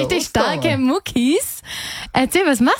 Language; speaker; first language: German; native; German